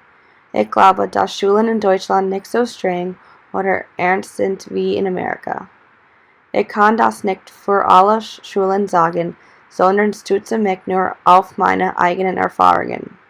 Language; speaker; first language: German; non-native, learner; English